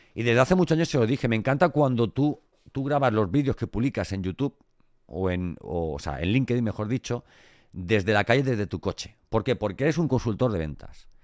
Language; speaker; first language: Spanish; native; Spanish